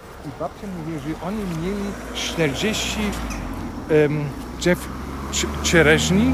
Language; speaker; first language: Polish; non-native, fluent; German